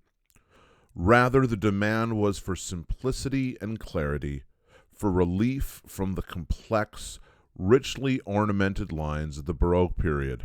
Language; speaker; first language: English; native; English